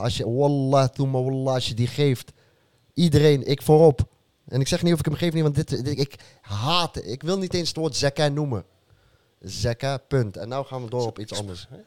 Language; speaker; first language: Dutch; early bilingual, other home language; Arabic